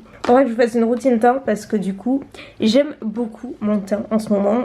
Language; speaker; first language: French; native; French